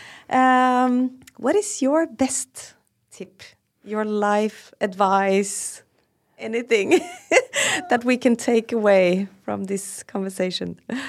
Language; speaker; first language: English; non-native, fluent; Norwegian